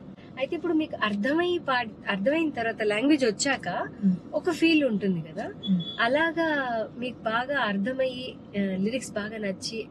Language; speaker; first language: Telugu; native; Telugu